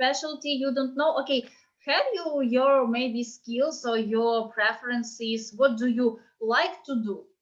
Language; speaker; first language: English; non-native, fluent; Ukrainian